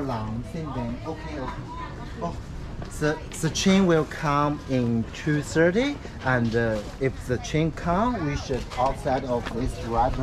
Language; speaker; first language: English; non-native, learner; Thai